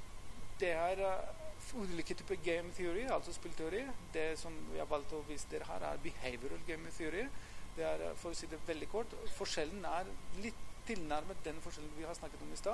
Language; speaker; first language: Norwegian; non-native, fluent; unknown